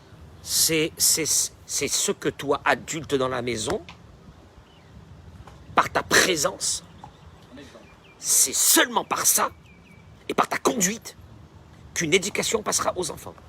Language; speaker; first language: French; native; French